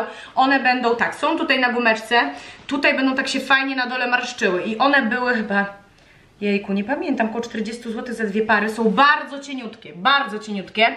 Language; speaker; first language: Polish; native; Polish